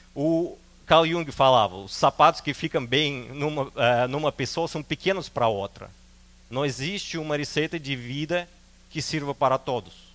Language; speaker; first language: Portuguese; non-native, fluent; Russian